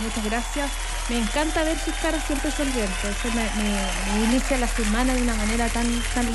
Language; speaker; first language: Spanish; native; Spanish